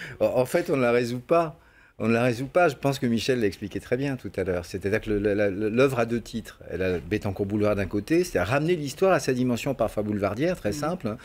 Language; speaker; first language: French; native; French